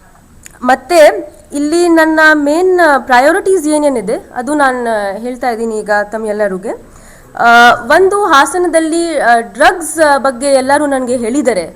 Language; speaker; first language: Kannada; non-native, fluent; Hindi